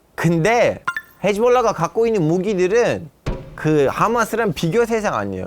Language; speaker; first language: Korean; non-native, fluent; Turkish